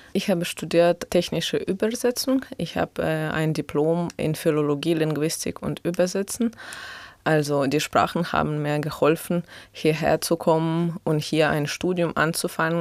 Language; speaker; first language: German; non-native, fluent; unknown